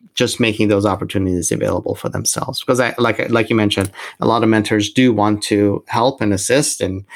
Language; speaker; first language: English; non-native, fluent; Persian